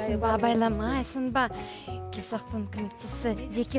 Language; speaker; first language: Kazakh; non-native, local second language; Russian